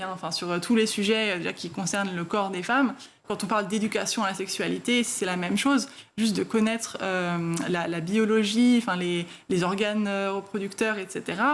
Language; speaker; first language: French; native; French